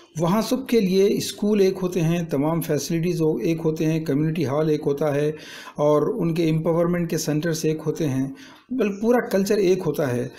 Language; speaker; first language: Urdu; native; Urdu